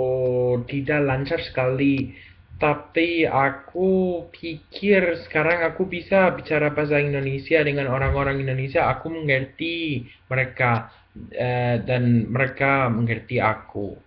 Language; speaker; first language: Indonesian; non-native, learner; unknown